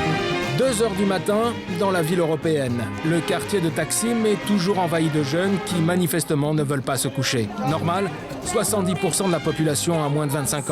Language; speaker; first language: French; native; French